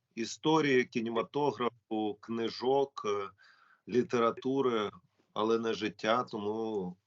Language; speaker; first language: Ukrainian; non-native, local second language; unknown